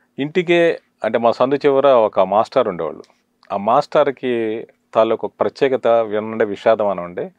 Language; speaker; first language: Telugu; native; Telugu